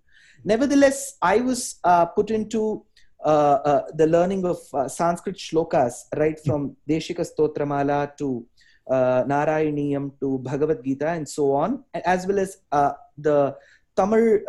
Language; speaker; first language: English; non-native, local second language; Tamil